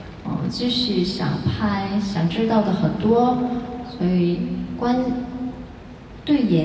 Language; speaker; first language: Chinese; non-native, learner; Korean